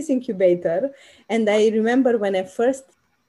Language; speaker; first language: English; non-native, fluent; Romanian